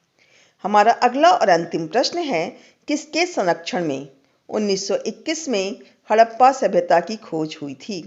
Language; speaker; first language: Hindi; native; Hindi